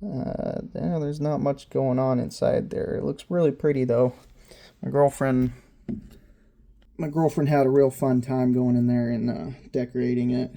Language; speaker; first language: English; native; English